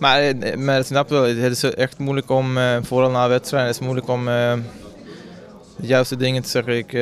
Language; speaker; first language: Dutch; non-native, fluent; Swedish